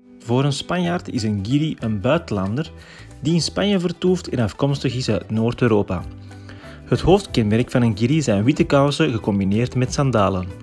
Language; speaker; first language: Dutch; native; Dutch